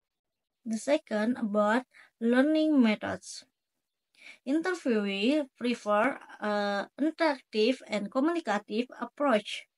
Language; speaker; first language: English; non-native, learner; Indonesian